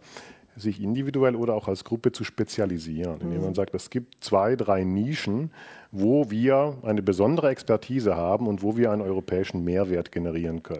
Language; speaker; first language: German; native; German